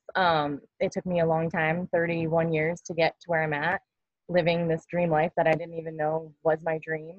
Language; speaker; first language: English; native; English